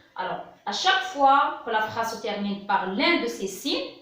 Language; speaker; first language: French; non-native, local second language; Arabic